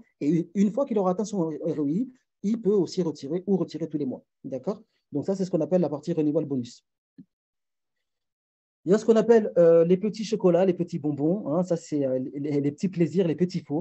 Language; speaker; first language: French; native; French